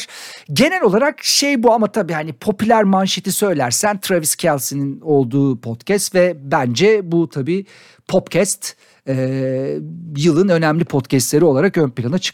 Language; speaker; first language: Turkish; native; Turkish